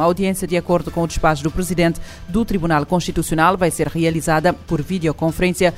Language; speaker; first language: Portuguese; non-native, local second language; Kabuverdianu